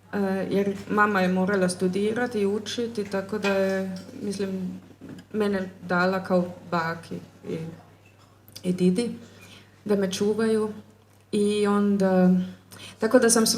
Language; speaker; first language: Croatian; early bilingual, heritage; German